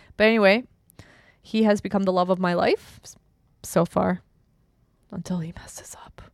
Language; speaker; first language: English; early bilingual, other home language; German